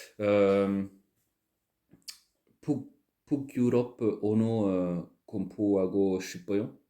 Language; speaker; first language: Korean; non-native, learner; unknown